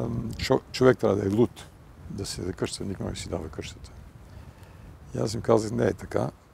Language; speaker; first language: Bulgarian; early bilingual, heritage; Bulgarian